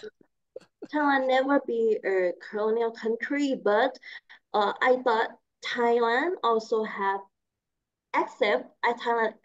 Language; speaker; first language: English; non-native, learner; Thai